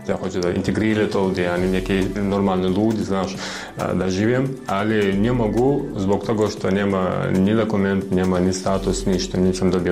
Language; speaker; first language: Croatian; non-native, learner; Chechen